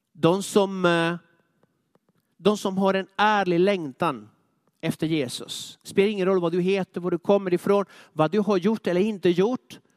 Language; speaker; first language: Swedish; non-native, fluent; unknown